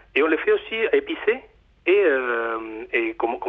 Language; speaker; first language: French; non-native, fluent; Spanish